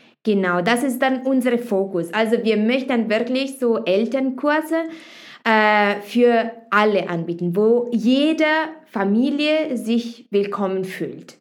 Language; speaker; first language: German; non-native, fluent; Italian